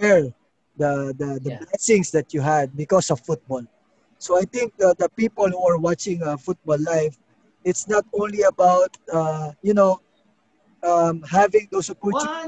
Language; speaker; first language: English; non-native, local second language; Filipino